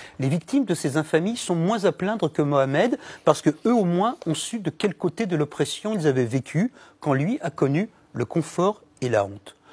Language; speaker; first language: French; native; French